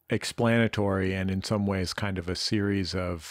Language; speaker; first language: English; native; English